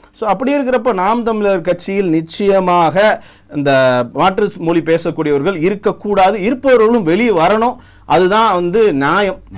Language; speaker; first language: Tamil; non-native, local second language; Telugu